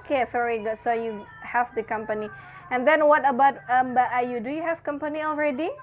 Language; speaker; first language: English; non-native, fluent; Indonesian